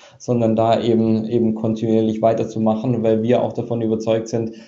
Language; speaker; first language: German; native; German